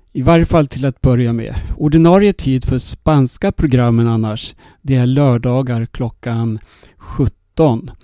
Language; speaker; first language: Spanish; non-native, fluent; Swedish